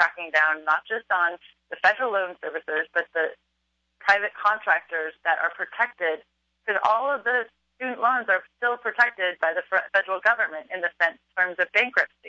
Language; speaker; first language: English; native; English